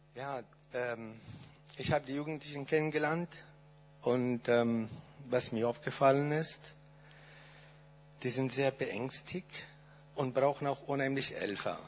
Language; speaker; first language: German; non-native, fluent; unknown